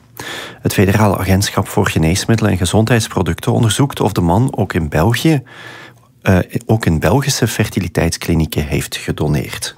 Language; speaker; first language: Dutch; native; Dutch